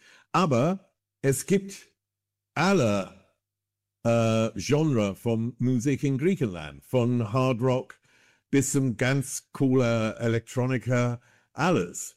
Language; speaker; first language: German; non-native, fluent; English